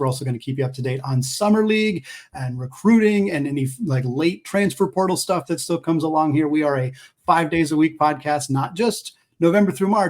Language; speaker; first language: English; native; English